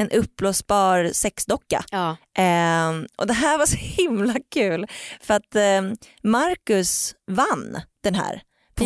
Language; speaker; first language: Swedish; native; Swedish